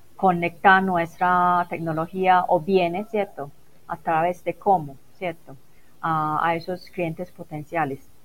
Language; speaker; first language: Spanish; non-native, fluent; Cantonese